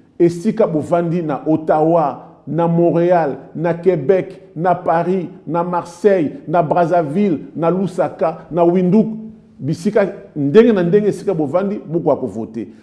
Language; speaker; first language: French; non-native, local second language; Lingala